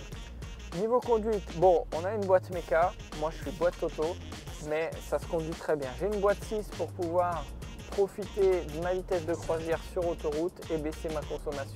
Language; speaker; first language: French; native; French